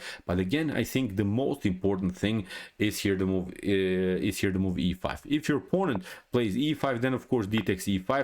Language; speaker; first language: English; non-native, fluent; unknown